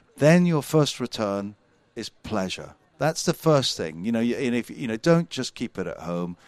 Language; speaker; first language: English; native; English